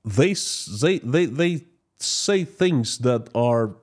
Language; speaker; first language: English; non-native, fluent; Russian